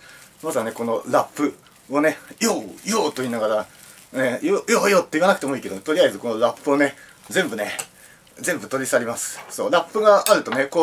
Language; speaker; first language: Japanese; native; Japanese